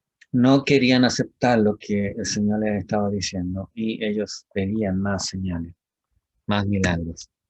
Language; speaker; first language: Spanish; native; Spanish